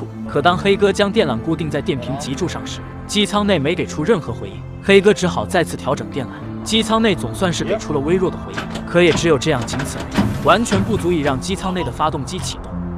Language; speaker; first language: Chinese; native; Chinese